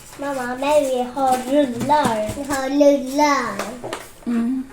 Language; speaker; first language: Swedish; early bilingual, other home language; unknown